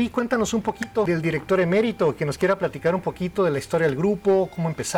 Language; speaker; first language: Spanish; native; Spanish